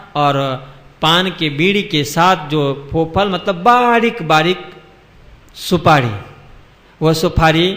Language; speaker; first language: Hindi; non-native, local second language; Gujarati